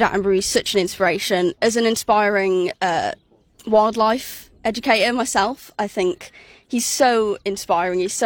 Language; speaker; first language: English; native; English